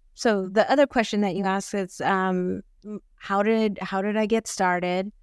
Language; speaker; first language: English; early bilingual, other home language; Filipino